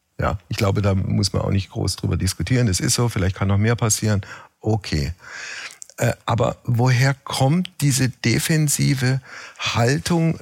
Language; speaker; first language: German; native; German